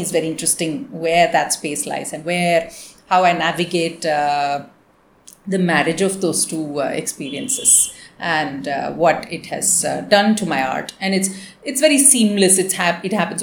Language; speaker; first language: English; non-native, local second language; Tamil